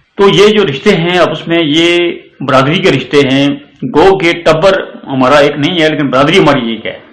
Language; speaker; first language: Urdu; non-native, local second language; Pahari-Potwari